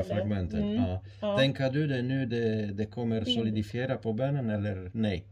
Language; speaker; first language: Swedish; non-native, learner; Romanian